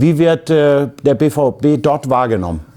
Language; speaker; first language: German; native; German